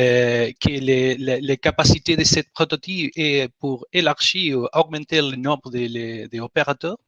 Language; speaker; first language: French; non-native, learner; Spanish